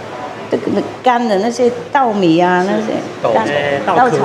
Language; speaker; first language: Chinese; non-native, fluent; Vietnamese